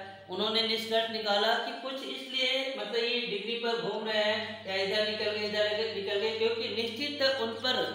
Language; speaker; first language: Hindi; native; Hindi